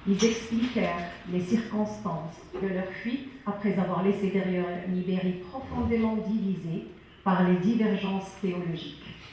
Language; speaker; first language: French; non-native, local second language; Arabic